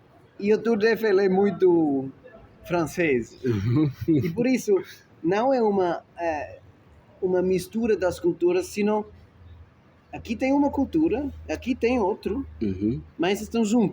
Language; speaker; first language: Portuguese; non-native, fluent; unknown